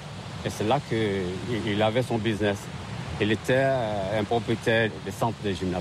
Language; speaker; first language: French; non-native, fluent; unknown